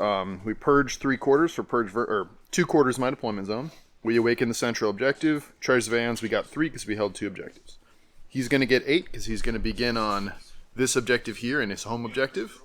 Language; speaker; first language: English; native; English